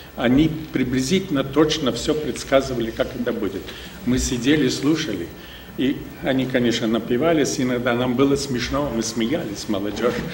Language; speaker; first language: Russian; early bilingual, heritage; Russian